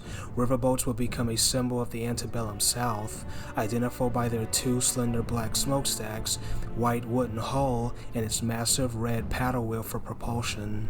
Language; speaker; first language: English; native; English